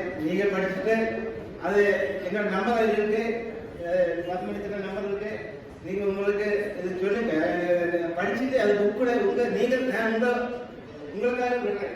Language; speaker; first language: Tamil; non-native, learner; Malayalam